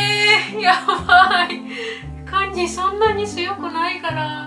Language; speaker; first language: Japanese; non-native, fluent; Indonesian